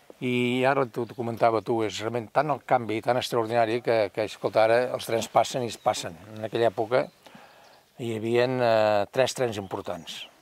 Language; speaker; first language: Catalan; native; Catalan